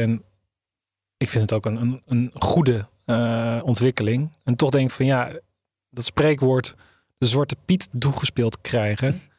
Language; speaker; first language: Dutch; early bilingual, other home language; Turkish